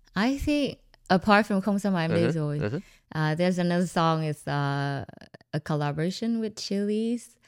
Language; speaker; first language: English; non-native, fluent; Vietnamese